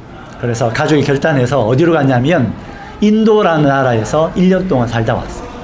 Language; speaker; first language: Korean; native; Korean